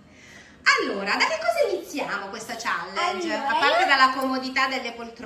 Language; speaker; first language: Italian; native; Italian